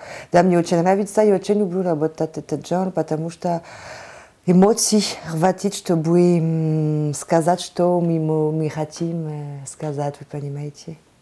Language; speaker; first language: Russian; non-native, learner; French